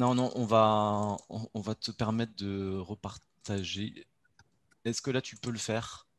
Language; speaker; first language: French; native; French